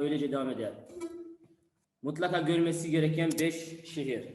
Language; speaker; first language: Turkish; non-native, fluent; Arabic